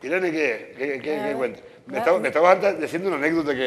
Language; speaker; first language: Spanish; native; Spanish